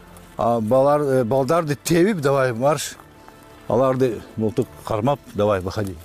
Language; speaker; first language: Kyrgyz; non-native, local second language; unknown